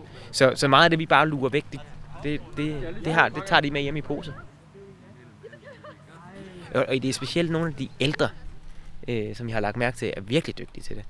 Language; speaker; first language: Danish; native; Danish